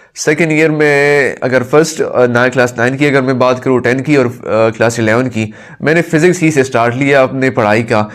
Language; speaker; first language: Urdu; non-native, local second language; Pashto